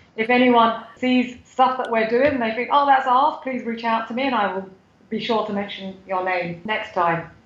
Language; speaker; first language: English; native; English